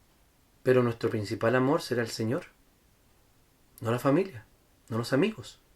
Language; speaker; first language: Spanish; native; Spanish